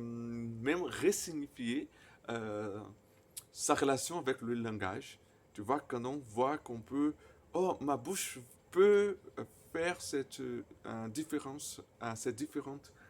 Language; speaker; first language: French; non-native, fluent; Portuguese